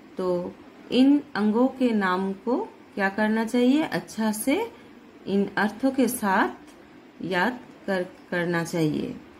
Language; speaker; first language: Hindi; native; Hindi